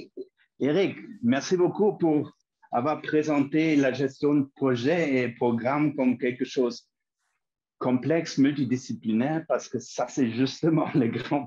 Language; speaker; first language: French; non-native, fluent; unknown